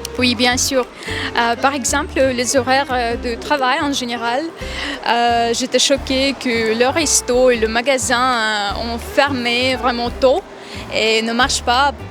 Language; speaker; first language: French; non-native, fluent; Russian